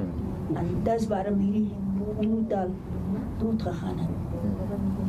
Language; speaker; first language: Dutch; non-native, local second language; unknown